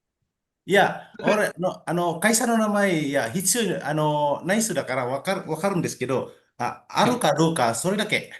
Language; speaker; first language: Japanese; non-native, learner; Indonesian